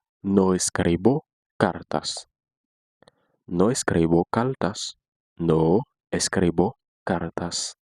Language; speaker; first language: Spanish; non-native, fluent; Haitian Creole